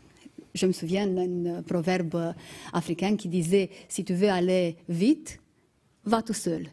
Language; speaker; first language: French; non-native, fluent; Romanian